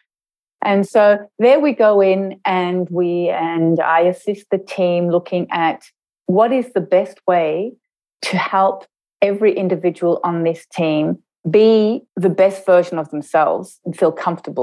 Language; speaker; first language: English; native; English